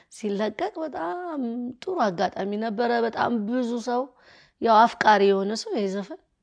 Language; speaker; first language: Amharic; native; Amharic